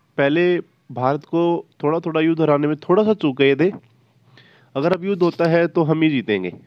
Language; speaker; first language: Hindi; native; Hindi